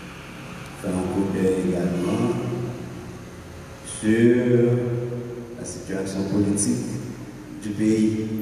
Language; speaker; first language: French; non-native, local second language; Haitian Creole